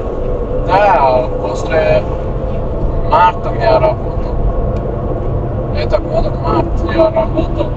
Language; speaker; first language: Russian; non-native, learner; Uzbek